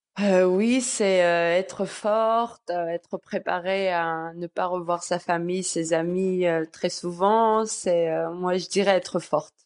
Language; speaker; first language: French; early bilingual, other home language; Georgian